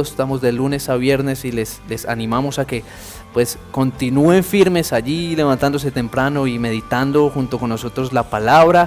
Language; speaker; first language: Spanish; native; Spanish